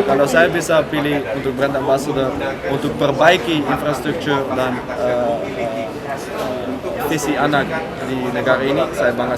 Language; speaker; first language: Indonesian; non-native, fluent; Dutch